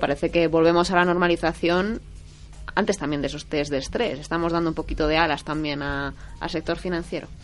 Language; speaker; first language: Spanish; native; Spanish